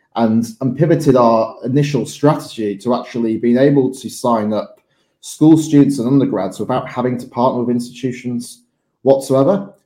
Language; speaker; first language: English; native; English